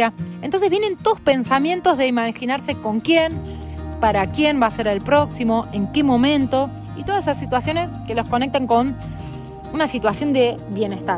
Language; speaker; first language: Spanish; native; Spanish